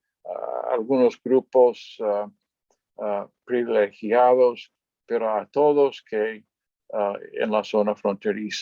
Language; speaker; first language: Spanish; non-native, fluent; English